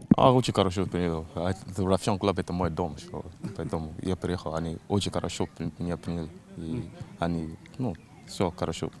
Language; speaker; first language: Russian; non-native, learner; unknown